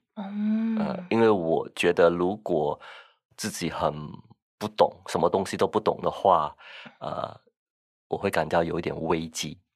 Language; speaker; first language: Chinese; non-native, local second language; Min Nan Chinese